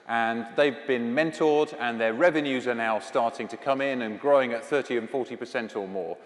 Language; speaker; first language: English; native; English